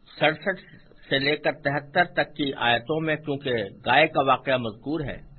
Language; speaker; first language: Urdu; native; Urdu